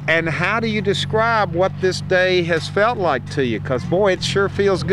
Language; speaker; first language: English; native; English